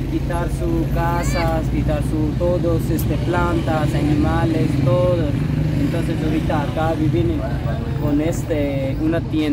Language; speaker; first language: Spanish; non-native, learner; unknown